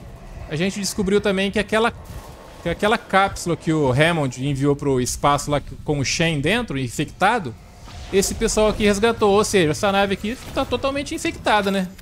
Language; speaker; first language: Portuguese; native; Portuguese